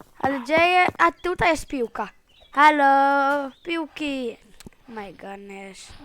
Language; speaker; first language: Polish; early bilingual, heritage; Polish